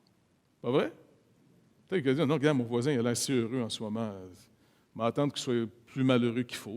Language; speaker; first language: French; native; French